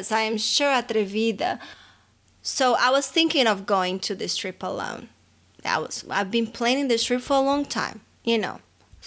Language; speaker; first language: English; non-native, fluent; Portuguese